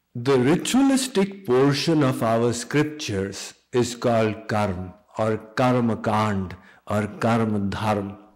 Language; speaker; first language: English; non-native, local second language; Hindi